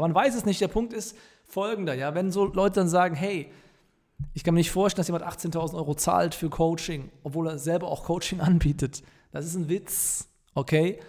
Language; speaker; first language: German; native; German